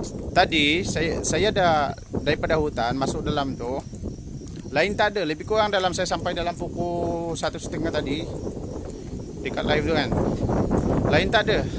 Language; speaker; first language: Malay; native; Malay